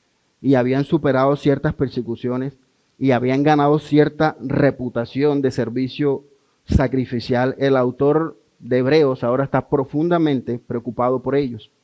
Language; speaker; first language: Spanish; native; Spanish